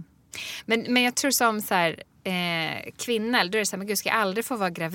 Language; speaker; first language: Swedish; native; Swedish